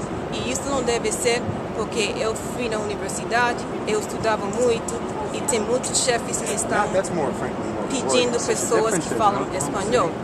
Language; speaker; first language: Portuguese; non-native, fluent; English